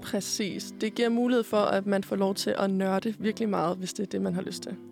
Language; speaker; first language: Danish; native; Danish